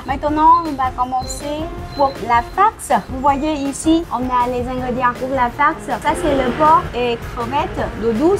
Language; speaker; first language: French; non-native, fluent; Vietnamese